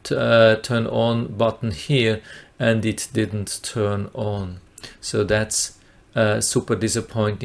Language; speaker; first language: English; non-native, fluent; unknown